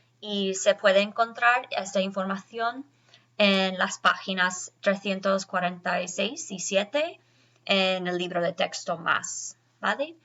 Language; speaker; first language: Spanish; non-native, fluent; English